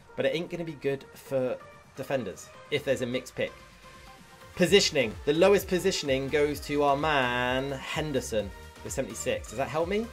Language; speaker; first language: English; native; English